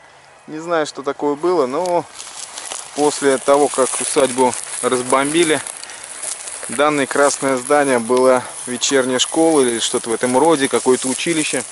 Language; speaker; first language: Russian; native; Russian